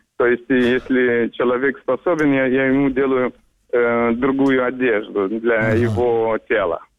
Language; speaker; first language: Russian; non-native, learner; Romanian